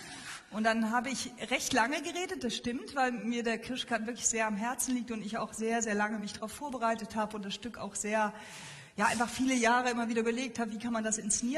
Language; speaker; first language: German; native; German